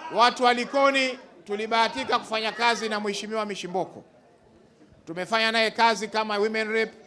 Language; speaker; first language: Swahili; native; Swahili